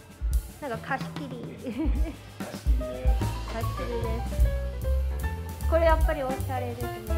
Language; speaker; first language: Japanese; non-native, learner; Cantonese